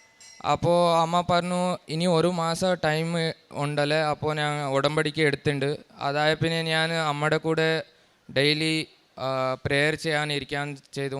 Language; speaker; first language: Malayalam; early bilingual, heritage; Malayalam